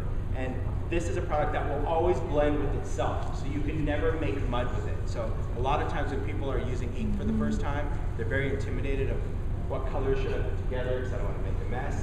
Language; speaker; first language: English; native; English